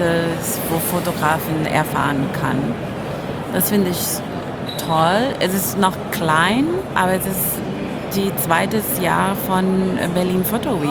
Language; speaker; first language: German; non-native, fluent; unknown